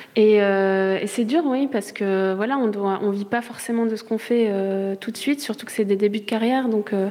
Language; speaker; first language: French; native; French